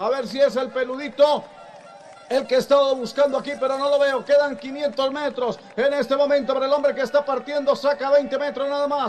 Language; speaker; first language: Spanish; native; Spanish